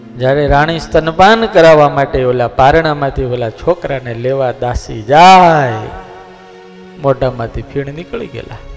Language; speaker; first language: Gujarati; native; Gujarati